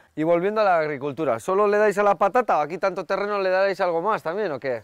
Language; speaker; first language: Spanish; native; Spanish